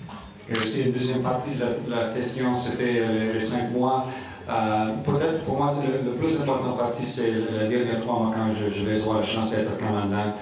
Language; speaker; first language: French; non-native, fluent; English